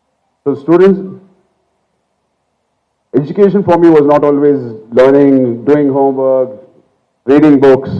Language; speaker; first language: English; non-native, local second language; Telugu